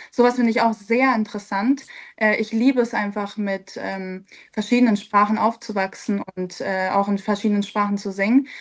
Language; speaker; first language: German; early bilingual, other home language; Serbian